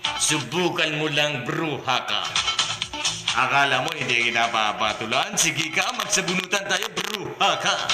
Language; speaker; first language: Filipino; non-native, local second language; Maranao